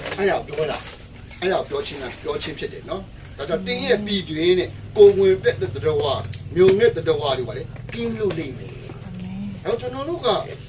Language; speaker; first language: Burmese; non-native, local second language; Kachin